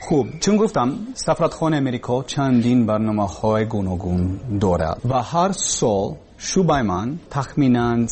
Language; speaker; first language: Persian; non-native, learner; English